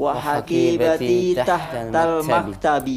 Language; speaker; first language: Arabic; non-native, learner; Indonesian